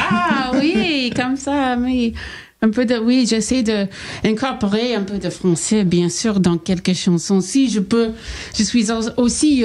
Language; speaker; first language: French; non-native, learner; English